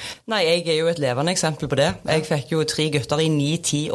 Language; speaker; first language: Norwegian; native; Norwegian